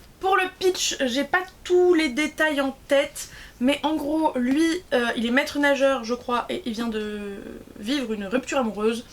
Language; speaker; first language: French; native; French